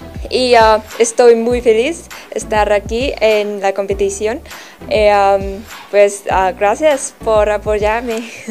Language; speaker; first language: Spanish; non-native, learner; Vietnamese